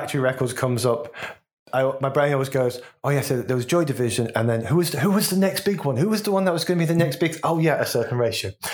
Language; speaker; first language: English; native; English